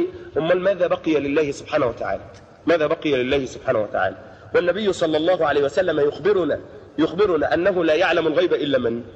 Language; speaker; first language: Arabic; native; Arabic